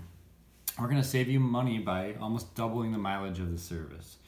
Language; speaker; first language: English; native; English